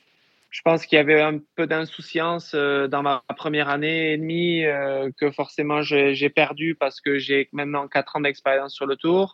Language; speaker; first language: French; native; French